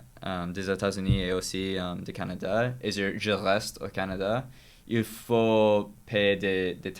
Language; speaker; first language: French; non-native, local second language; English